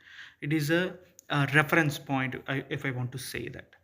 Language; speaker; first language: English; non-native, local second language; Tamil